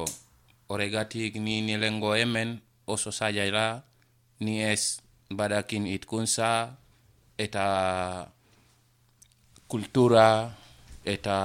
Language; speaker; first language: Basque; non-native, learner; Wolof